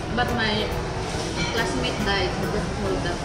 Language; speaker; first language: English; non-native, local second language; Cebuano